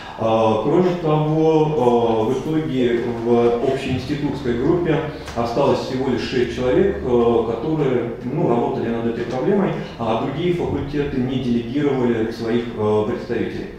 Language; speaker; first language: Russian; native; Russian